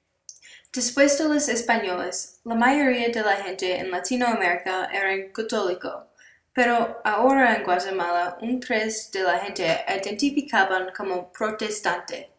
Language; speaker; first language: Spanish; non-native, learner; English